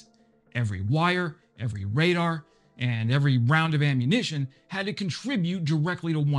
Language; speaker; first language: English; native; English